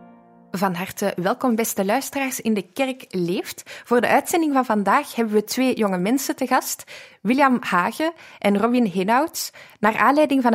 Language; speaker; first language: Dutch; native; Dutch